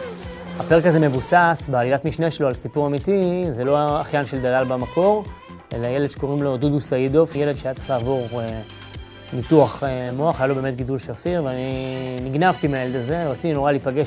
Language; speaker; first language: Hebrew; native; Hebrew